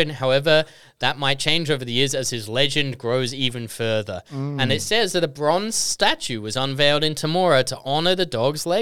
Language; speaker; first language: English; native; English